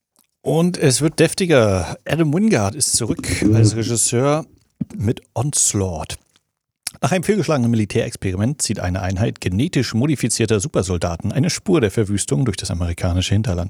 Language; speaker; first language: German; native; German